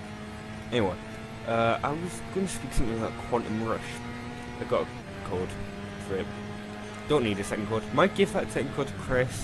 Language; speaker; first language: English; native; English